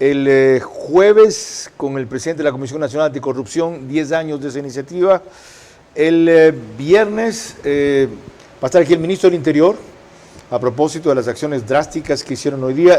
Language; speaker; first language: Spanish; native; Spanish